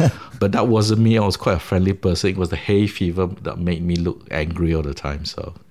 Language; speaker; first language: English; non-native, local second language; Min Nan Chinese